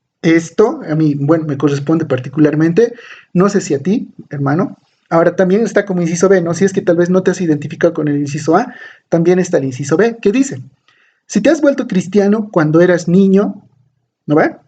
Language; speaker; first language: Spanish; native; Spanish